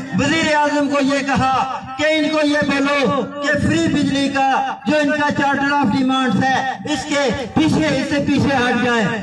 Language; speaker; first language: Urdu; non-native, local second language; Pahari-Potwari